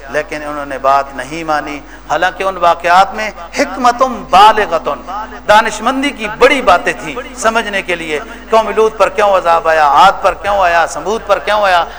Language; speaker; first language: Urdu; native; Urdu